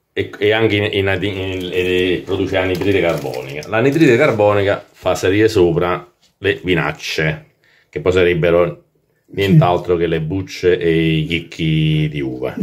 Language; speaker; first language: Italian; native; Italian